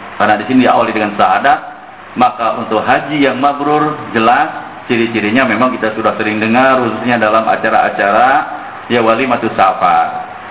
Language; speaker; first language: Indonesian; native; Indonesian